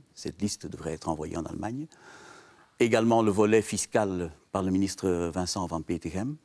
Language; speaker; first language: French; native; French